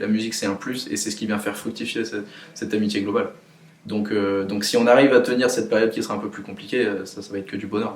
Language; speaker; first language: French; native; French